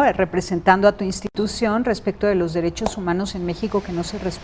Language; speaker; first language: Spanish; native; Spanish